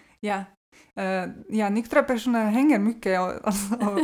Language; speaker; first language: Swedish; non-native, fluent; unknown